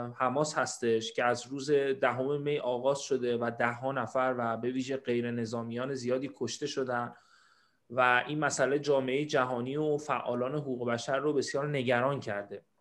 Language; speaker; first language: Persian; native; Persian